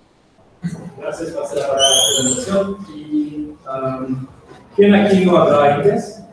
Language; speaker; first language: Spanish; non-native, learner; French